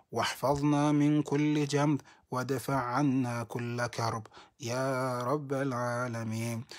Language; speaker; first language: Arabic; non-native, fluent; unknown